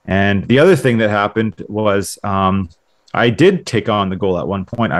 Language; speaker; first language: English; native; English